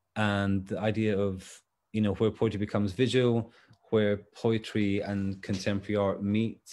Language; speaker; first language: English; native; English